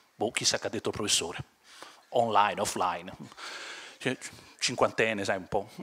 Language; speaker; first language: Italian; native; Italian